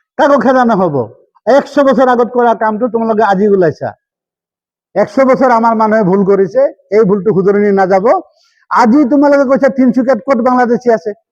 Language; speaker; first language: Assamese; native; Assamese